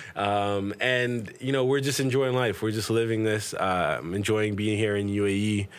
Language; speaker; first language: English; native; English